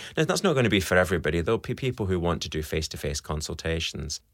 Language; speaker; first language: English; native; English